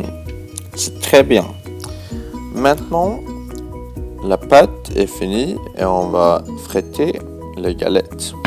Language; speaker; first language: French; non-native, learner; Swedish